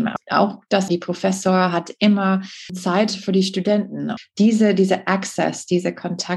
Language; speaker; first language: German; non-native, fluent; English